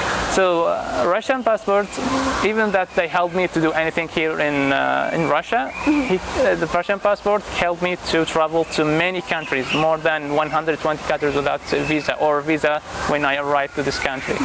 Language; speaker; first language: English; non-native, fluent; Arabic